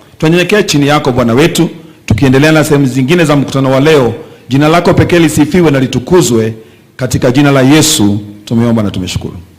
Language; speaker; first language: Swahili; non-native, local second language; Kikuyu